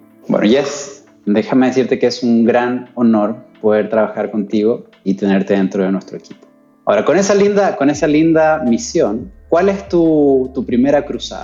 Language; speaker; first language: Spanish; native; Spanish